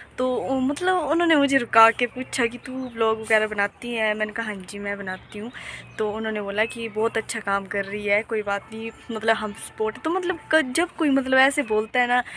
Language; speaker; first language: Hindi; native; Hindi